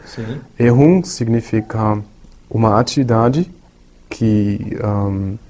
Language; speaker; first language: Portuguese; non-native, learner; German